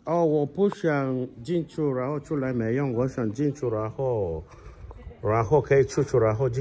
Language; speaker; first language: Chinese; non-native, learner; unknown